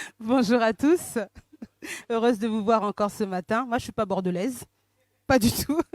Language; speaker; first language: French; early bilingual, other home language; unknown